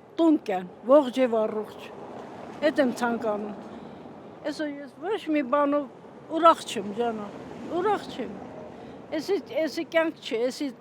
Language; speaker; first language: Armenian; native; Armenian